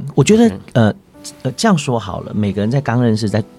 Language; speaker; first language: Chinese; non-native, local second language; Hakka Chinese